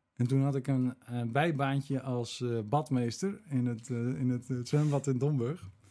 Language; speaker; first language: Dutch; native; Dutch